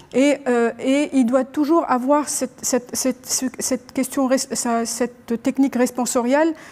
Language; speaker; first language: French; non-native, local second language; Arabic